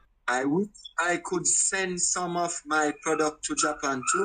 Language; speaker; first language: English; non-native, learner; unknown